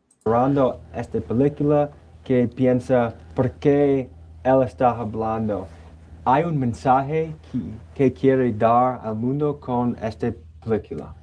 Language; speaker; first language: Spanish; non-native, learner; English